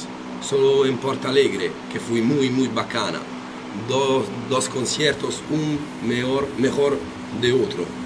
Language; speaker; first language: Spanish; non-native, learner; Italian